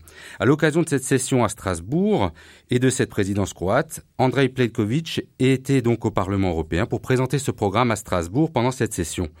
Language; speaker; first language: French; native; French